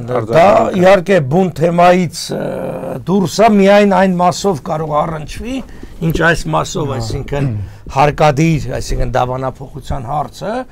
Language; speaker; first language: Armenian; native; Armenian